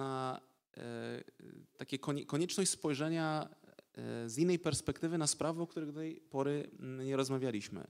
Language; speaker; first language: Polish; native; Polish